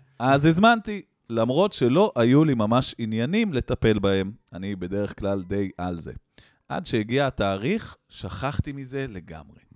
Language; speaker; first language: Hebrew; native; Hebrew